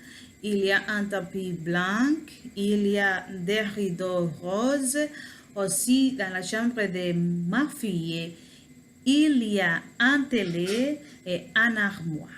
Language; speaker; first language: French; non-native, learner; Spanish